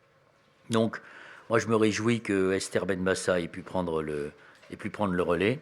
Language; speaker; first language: French; native; French